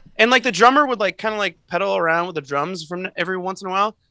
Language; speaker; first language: English; native; English